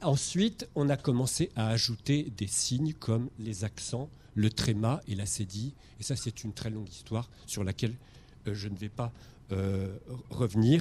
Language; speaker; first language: French; native; French